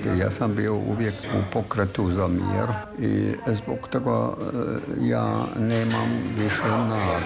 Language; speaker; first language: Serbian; non-native, fluent; German